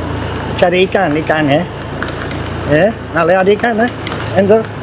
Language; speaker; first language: Indonesian; non-native, learner; English